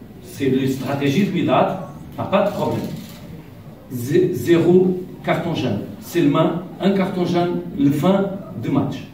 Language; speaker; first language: French; non-native, learner; Portuguese